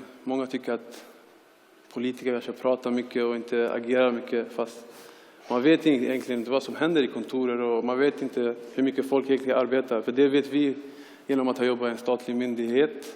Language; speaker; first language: Swedish; early bilingual, other home language; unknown